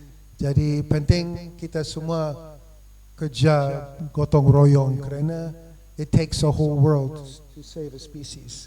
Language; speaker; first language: Indonesian; non-native, fluent; English